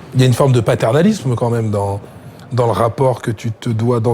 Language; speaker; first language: French; native; French